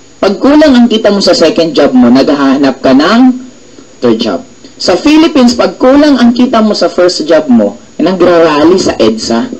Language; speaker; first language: Filipino; native; Filipino